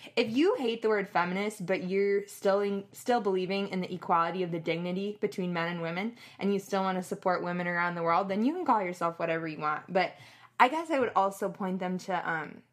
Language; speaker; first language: English; native; English